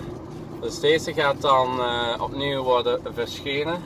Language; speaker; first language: Dutch; native; Dutch